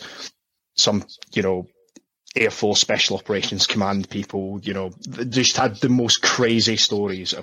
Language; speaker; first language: English; native; English